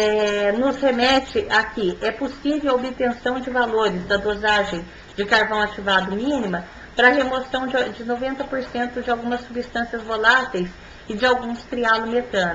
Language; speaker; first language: Portuguese; native; Portuguese